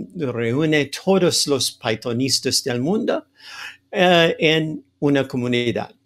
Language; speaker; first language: Spanish; non-native, fluent; English